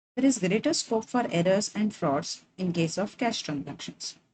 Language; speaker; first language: English; non-native, local second language; Kannada